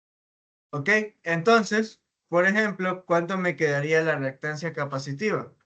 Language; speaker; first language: Spanish; native; Spanish